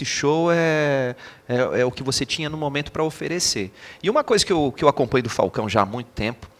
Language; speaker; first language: Portuguese; native; Portuguese